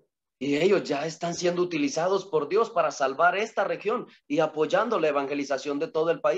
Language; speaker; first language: Spanish; native; Spanish